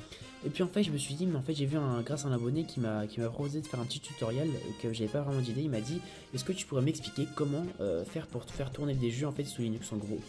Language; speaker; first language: French; native; French